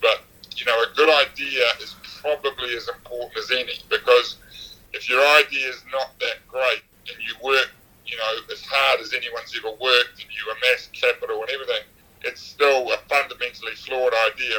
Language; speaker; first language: English; native; English